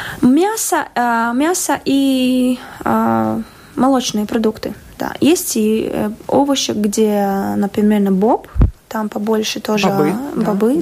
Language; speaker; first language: Russian; non-native, local second language; Latvian